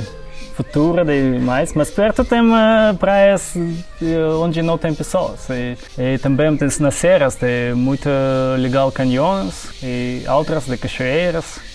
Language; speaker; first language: Portuguese; non-native, learner; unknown